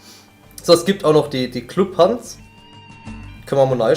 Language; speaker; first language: German; native; German